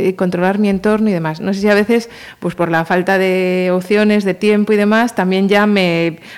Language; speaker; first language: Spanish; native; Spanish